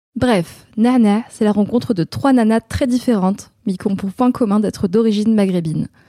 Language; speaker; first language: French; native; French